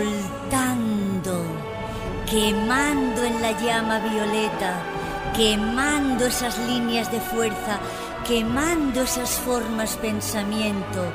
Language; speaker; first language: Spanish; native; Spanish